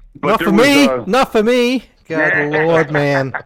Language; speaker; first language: English; native; English